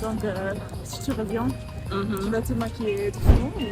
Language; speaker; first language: French; non-native, fluent; German